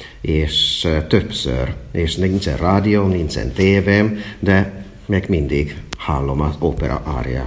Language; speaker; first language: Hungarian; non-native, fluent; Finnish